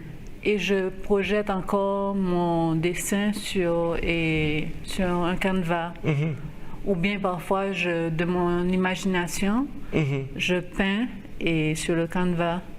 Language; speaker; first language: French; non-native, local second language; Haitian Creole